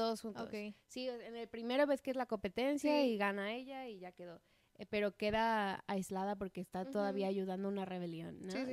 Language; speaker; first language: Spanish; native; Spanish